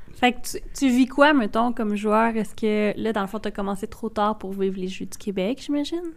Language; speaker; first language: French; native; French